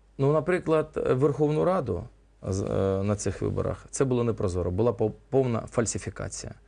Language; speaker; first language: Ukrainian; non-native, local second language; Russian